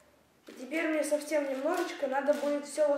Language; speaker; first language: Russian; native; Russian